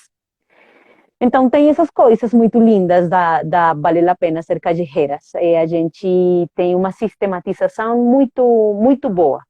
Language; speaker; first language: Portuguese; non-native, fluent; Spanish